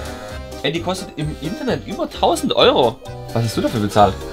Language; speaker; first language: German; native; German